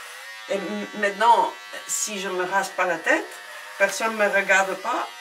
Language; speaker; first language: French; non-native, fluent; Spanish